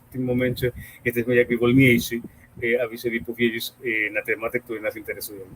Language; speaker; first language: Polish; non-native, fluent; Spanish